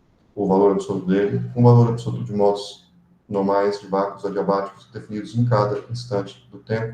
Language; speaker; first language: Portuguese; native; Portuguese